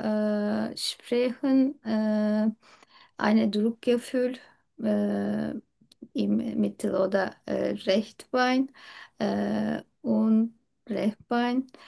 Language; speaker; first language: German; non-native, learner; Turkish